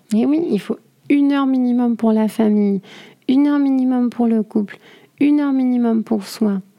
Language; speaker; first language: French; native; French